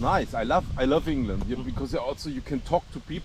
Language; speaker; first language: English; non-native, fluent; German